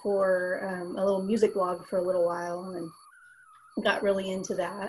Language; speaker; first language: English; native; English